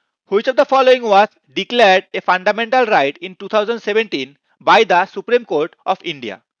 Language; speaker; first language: English; non-native, local second language; Bangla